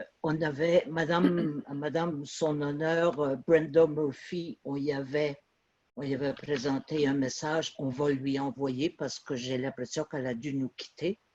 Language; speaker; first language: French; native; French